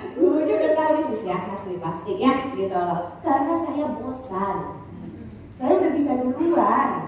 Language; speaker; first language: Indonesian; native; Indonesian